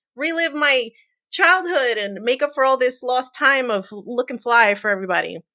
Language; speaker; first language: English; early bilingual, other home language; Spanish